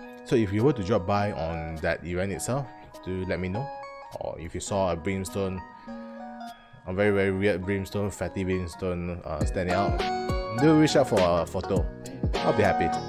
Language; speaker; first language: English; non-native, local second language; Chinese